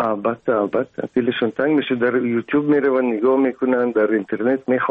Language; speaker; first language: Persian; non-native, local second language; Russian